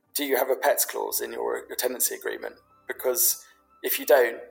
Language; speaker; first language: English; native; English